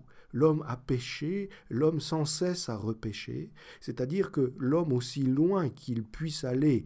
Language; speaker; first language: French; native; French